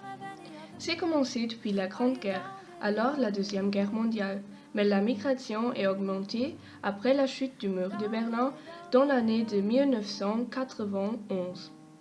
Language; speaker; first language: French; non-native, learner; German